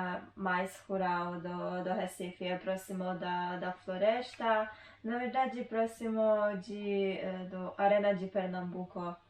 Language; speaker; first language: Portuguese; non-native, learner; Polish